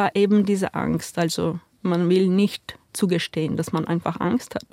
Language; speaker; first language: German; non-native, fluent; Ukrainian